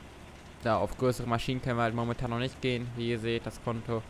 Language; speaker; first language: German; native; German